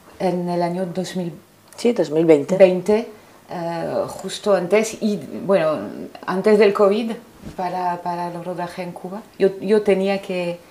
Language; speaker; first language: Spanish; non-native, fluent; French